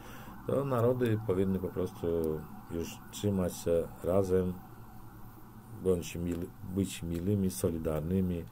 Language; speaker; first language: Polish; non-native, learner; Turkmen